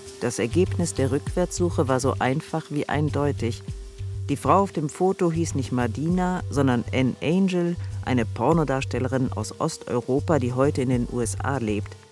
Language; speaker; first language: German; native; German